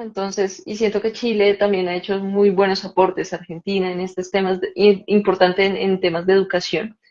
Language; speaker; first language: Spanish; native; Spanish